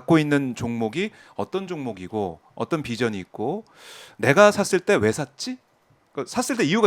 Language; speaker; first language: Korean; native; Korean